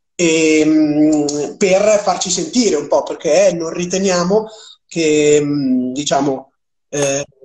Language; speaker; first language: Italian; native; Italian